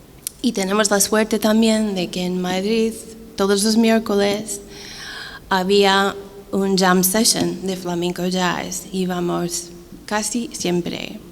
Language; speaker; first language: Spanish; non-native, fluent; English